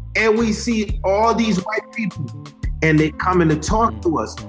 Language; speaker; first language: English; early bilingual, other home language; Haitian Creole